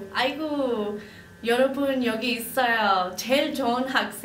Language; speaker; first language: Korean; non-native, learner; English